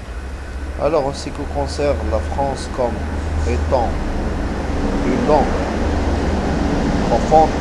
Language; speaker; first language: French; non-native, local second language; Arabic